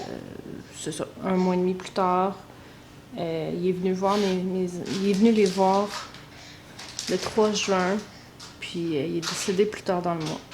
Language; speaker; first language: French; native; French